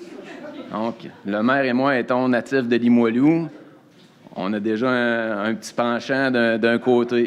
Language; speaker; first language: French; native; French